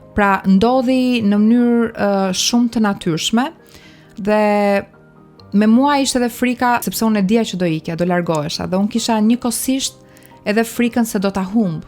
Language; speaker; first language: Albanian; native; Albanian